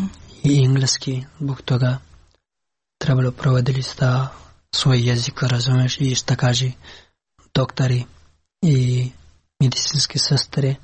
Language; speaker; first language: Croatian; non-native, learner; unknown